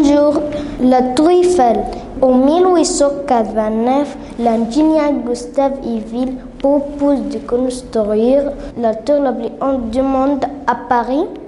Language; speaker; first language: French; non-native, learner; Arabic